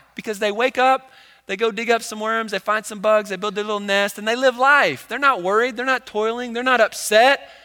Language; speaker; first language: English; native; English